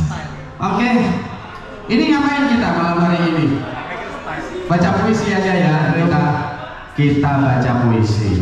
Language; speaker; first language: Indonesian; native; Indonesian